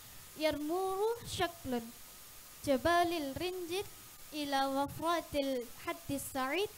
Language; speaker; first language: Arabic; non-native, learner; Indonesian